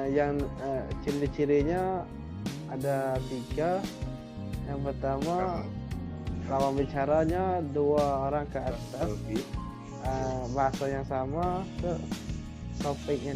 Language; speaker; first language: Indonesian; non-native, learner; Thai